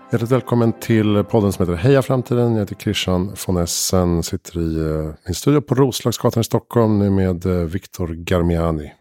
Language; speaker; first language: Swedish; native; Swedish